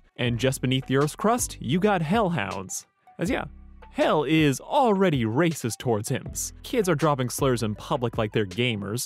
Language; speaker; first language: English; native; English